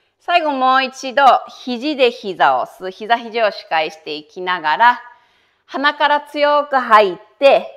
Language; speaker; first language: Japanese; native; Japanese